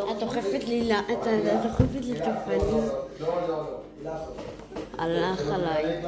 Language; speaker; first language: Hebrew; native; Hebrew